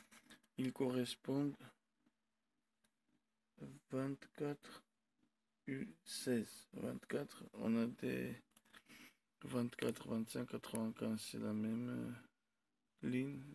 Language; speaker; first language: French; non-native, learner; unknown